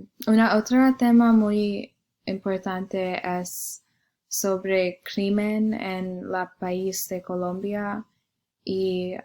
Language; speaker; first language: Spanish; non-native, learner; English